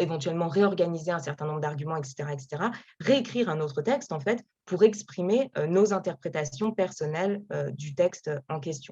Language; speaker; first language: French; native; French